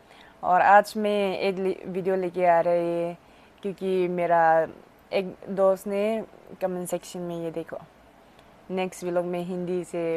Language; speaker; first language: Hindi; non-native, local second language; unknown